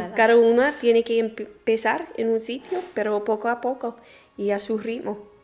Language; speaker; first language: Spanish; non-native, learner; English